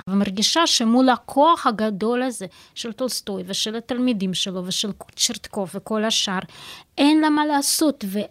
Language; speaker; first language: Hebrew; non-native, fluent; Russian